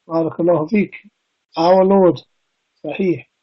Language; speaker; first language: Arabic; non-native, fluent; English